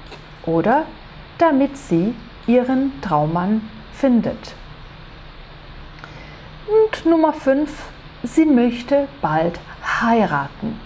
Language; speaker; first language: German; non-native, fluent; Portuguese